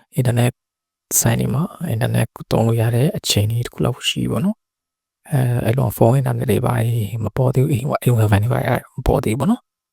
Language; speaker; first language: Burmese; native; Burmese